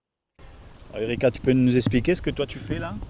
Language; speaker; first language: French; native; French